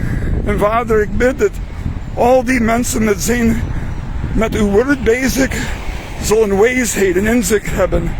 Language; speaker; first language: Dutch; non-native, fluent; English